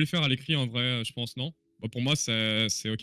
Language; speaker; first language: French; native; French